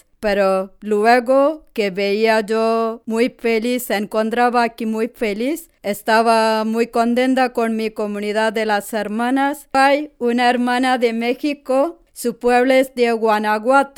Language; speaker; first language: Spanish; non-native, learner; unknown